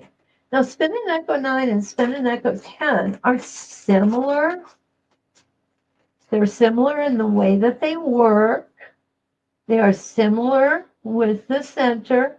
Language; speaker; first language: English; native; English